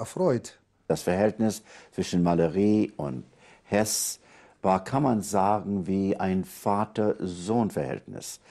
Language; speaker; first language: German; non-native, fluent; English